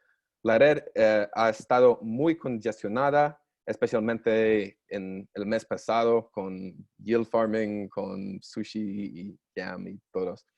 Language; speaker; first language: Spanish; non-native, learner; English